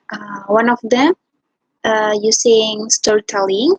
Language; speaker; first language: English; non-native, learner; Indonesian